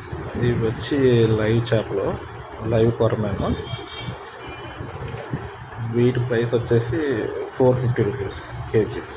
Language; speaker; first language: Telugu; native; Telugu